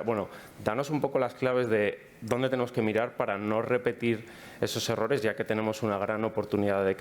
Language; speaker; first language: Spanish; native; Spanish